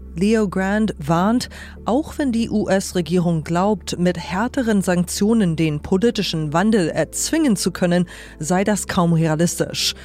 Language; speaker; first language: German; native; German